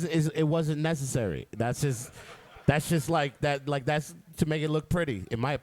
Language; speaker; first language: English; native; English